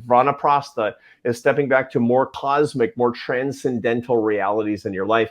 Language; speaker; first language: English; native; English